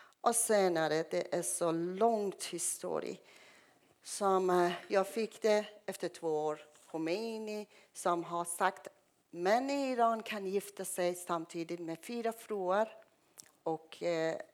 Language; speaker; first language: Swedish; non-native, fluent; Persian